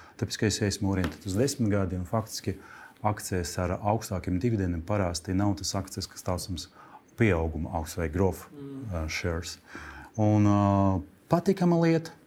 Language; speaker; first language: Latvian; non-native, local second language; Russian